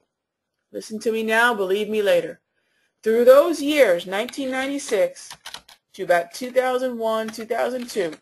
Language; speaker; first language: English; native; English